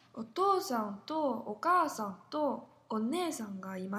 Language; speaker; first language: Japanese; non-native, learner; Chinese